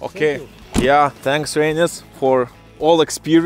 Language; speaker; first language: English; non-native, learner; Lithuanian